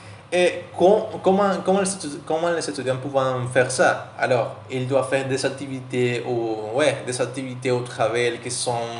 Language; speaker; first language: French; non-native, learner; Spanish